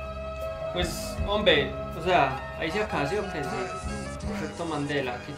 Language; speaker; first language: Spanish; native; Spanish